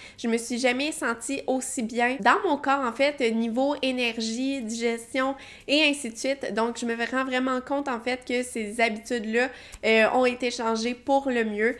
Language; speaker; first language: French; native; French